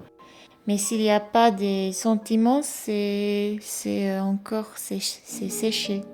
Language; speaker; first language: French; non-native, fluent; English